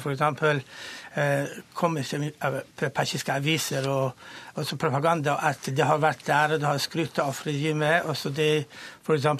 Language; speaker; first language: Norwegian; non-native, fluent; Persian